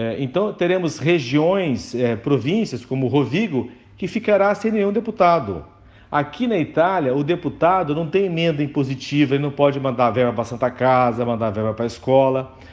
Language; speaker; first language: Portuguese; native; Portuguese